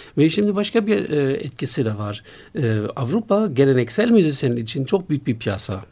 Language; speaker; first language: Turkish; non-native, fluent; German